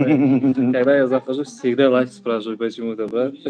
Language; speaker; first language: Russian; non-native, learner; Tajik